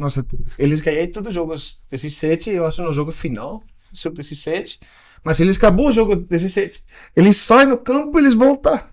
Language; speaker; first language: Portuguese; non-native, learner; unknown